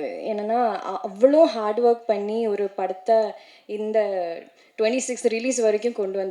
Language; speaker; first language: Tamil; non-native, learner; Malayalam